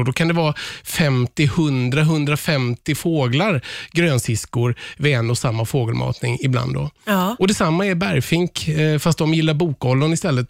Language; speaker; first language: Swedish; native; Swedish